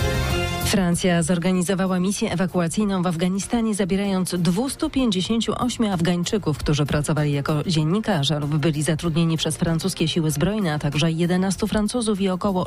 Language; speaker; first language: Polish; native; Polish